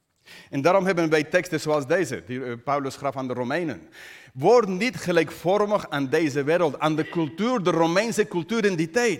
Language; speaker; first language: Dutch; non-native, fluent; English